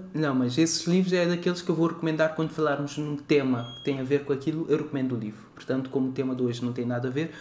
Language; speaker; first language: Portuguese; non-native, local second language; Kabuverdianu